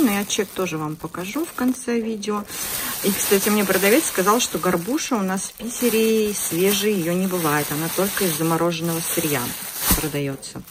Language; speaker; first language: Russian; native; Russian